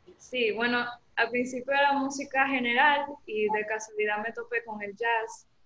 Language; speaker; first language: Spanish; early bilingual, other home language; French